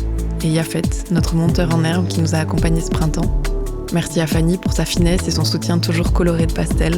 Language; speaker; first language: French; native; French